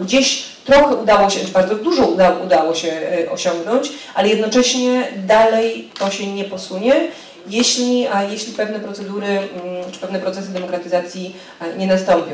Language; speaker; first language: Polish; native; Polish